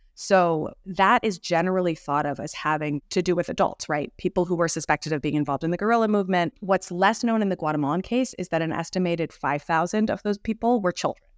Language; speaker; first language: English; native; English